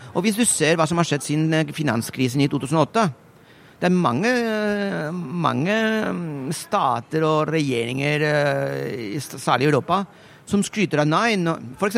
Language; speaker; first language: Norwegian; non-native, fluent; Spanish